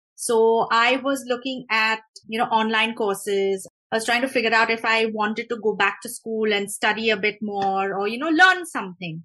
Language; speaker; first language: English; non-native, local second language; Hindi